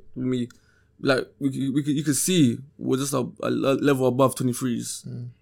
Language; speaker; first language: English; native; English